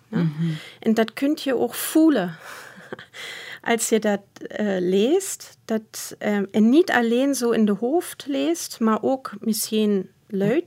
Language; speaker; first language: Dutch; non-native, fluent; German